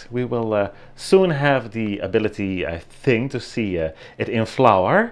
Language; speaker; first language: English; non-native, fluent; Dutch